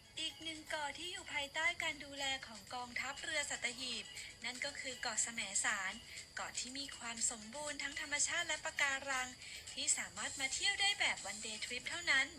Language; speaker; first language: Thai; native; Thai